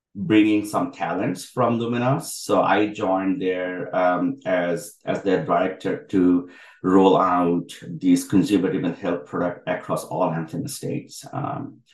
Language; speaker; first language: English; non-native, local second language; Bangla